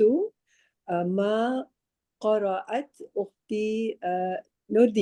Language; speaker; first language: Arabic; non-native, learner; Malay